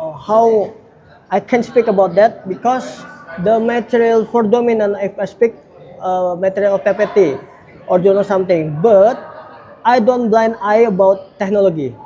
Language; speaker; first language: English; non-native, learner; Indonesian